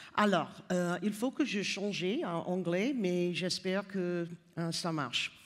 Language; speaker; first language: French; non-native, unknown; English